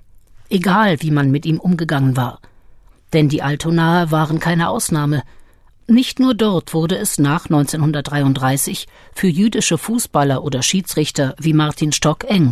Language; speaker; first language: German; native; German